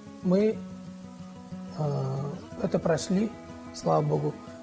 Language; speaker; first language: Russian; non-native, fluent; Uzbek